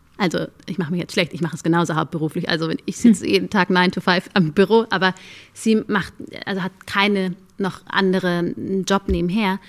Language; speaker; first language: German; early bilingual, other home language; Amharic